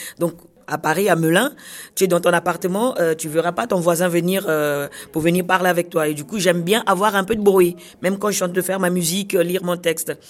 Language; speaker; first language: French; non-native, local second language; Kongo